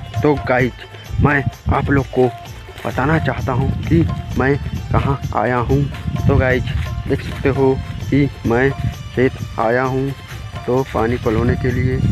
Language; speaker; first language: Hindi; non-native, local second language; Chhattisgarhi